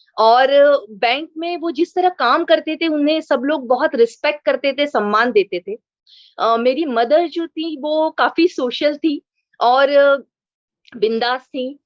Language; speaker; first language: Hindi; non-native, local second language; Marathi